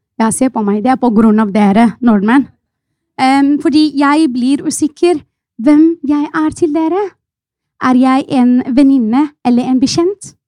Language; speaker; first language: Norwegian; non-native, fluent; Arabic